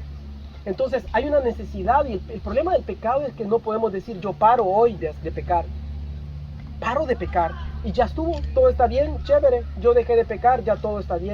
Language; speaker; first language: Spanish; native; Spanish